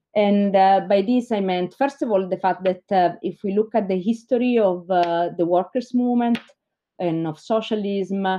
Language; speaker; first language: English; non-native, fluent; Italian